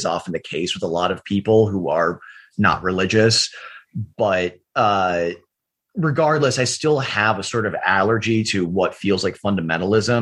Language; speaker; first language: English; native; English